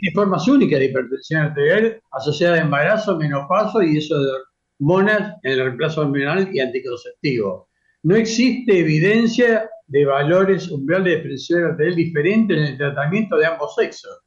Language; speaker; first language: Spanish; native; Spanish